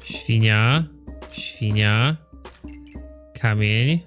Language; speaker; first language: Polish; native; Polish